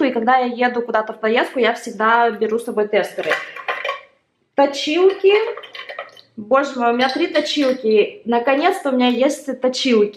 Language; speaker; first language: Russian; native; Russian